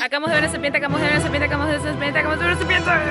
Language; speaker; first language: Spanish; native; Spanish